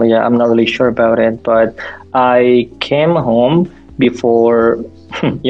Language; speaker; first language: English; non-native, fluent; Indonesian